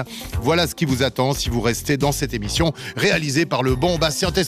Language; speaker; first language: French; native; French